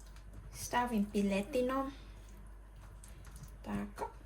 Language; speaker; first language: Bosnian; non-native, learner; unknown